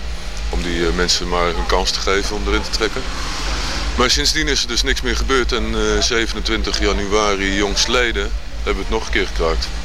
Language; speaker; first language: Dutch; native; Dutch